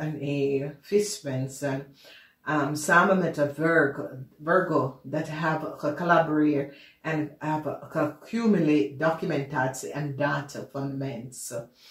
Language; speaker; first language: Dutch; non-native, fluent; English